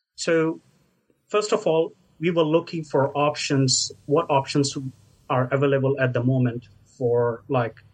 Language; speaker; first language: English; non-native, local second language; Hindi